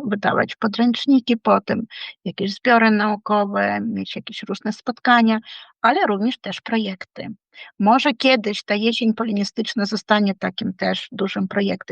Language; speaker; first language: Polish; non-native, fluent; Ukrainian